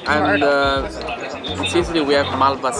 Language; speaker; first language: English; non-native, learner; Italian